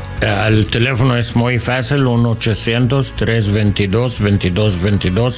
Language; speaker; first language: Spanish; non-native, learner; English